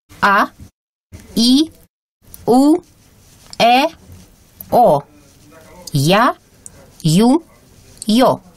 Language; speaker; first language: Japanese; non-native, fluent; Russian